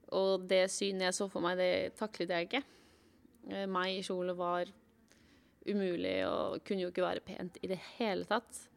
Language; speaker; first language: Norwegian; native; Norwegian